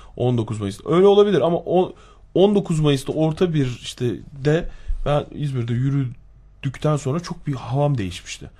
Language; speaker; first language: Turkish; native; Turkish